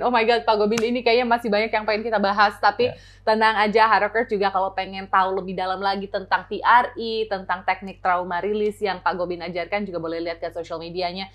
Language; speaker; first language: Indonesian; native; Indonesian